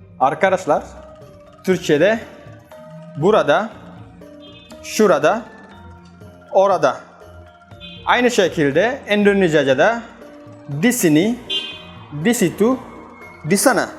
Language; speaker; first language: Turkish; non-native, fluent; Indonesian